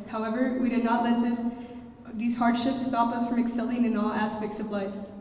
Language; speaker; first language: English; early bilingual, other home language; Spanish